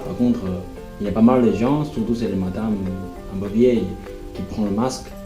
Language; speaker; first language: French; non-native, fluent; Chinese